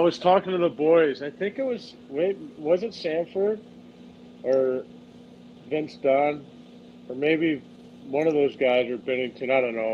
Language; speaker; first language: English; native; English